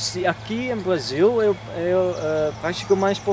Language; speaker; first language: Portuguese; non-native, learner; Dutch